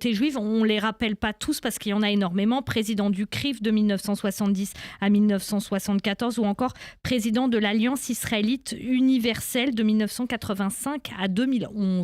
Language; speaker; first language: French; native; French